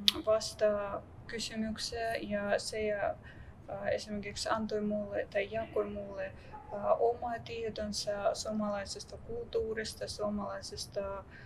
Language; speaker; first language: Finnish; non-native, learner; Russian